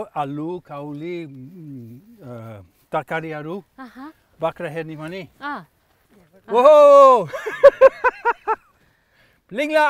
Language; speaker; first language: Nepali; non-native, learner; English